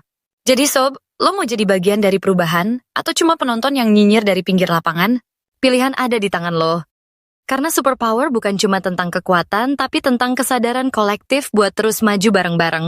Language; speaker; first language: Indonesian; native; Indonesian